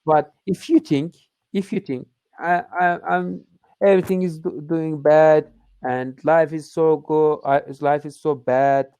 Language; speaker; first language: English; non-native, learner; Turkish